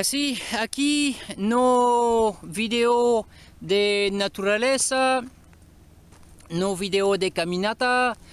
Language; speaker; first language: Spanish; non-native, learner; French